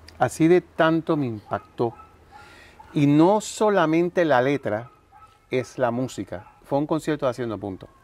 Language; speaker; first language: Spanish; native; Spanish